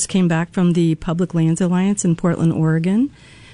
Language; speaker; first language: English; native; English